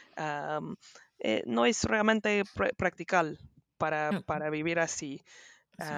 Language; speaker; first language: Spanish; non-native, learner; English